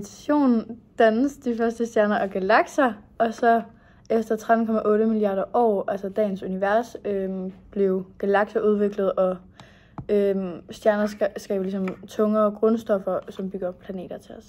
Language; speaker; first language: Danish; native; Danish